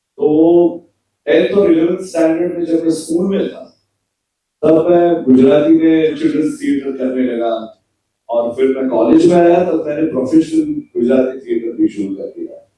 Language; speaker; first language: Hindi; non-native, local second language; Gujarati